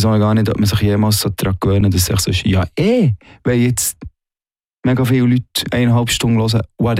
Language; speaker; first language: German; native; German